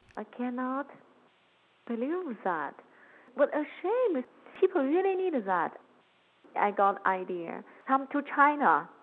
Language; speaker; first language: English; non-native, learner; Chinese